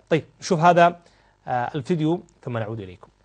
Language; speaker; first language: Arabic; native; Arabic